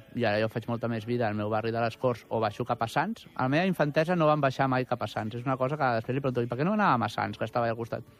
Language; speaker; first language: Catalan; native; Catalan